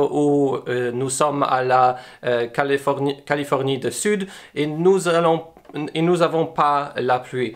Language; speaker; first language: French; non-native, learner; English